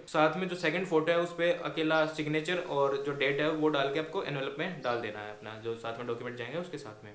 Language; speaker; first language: Hindi; native; Hindi